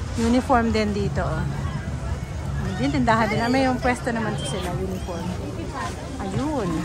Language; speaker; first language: Filipino; native; Filipino